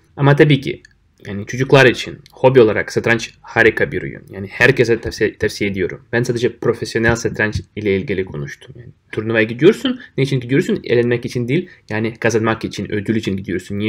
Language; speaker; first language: Turkish; non-native, fluent; Russian